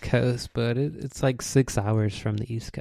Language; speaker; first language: English; native; English